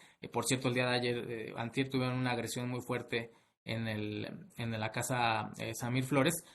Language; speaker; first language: Spanish; native; Spanish